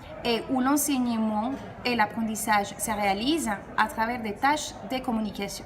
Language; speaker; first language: French; non-native, fluent; Spanish